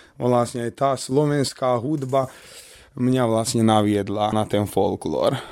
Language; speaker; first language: Slovak; native; Slovak